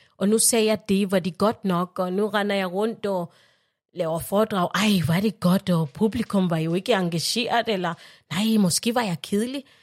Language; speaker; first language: Danish; non-native, fluent; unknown